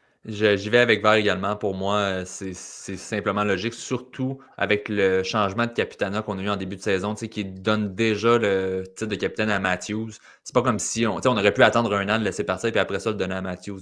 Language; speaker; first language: French; native; French